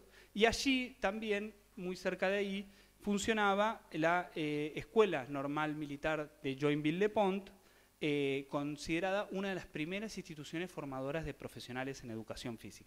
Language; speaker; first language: Spanish; native; Spanish